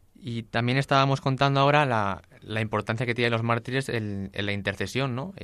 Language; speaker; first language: Spanish; native; Spanish